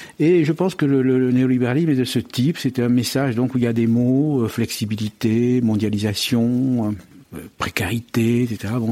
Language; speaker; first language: French; native; French